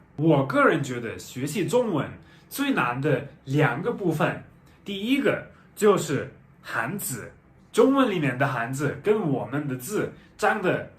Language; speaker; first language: Chinese; non-native, fluent; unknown